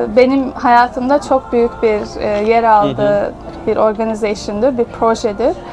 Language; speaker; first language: Turkish; early bilingual, heritage; Russian